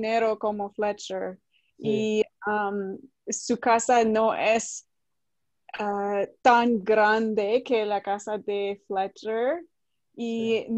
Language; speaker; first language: Spanish; non-native, learner; English